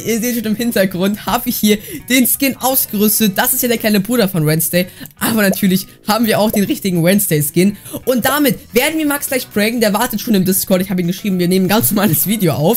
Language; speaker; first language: German; native; German